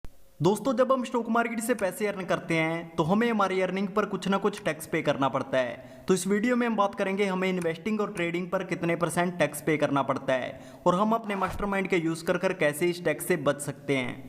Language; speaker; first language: Hindi; native; Hindi